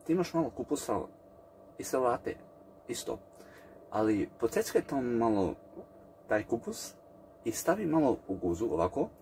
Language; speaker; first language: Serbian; early bilingual, heritage; English